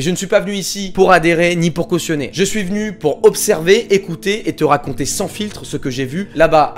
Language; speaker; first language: French; native; French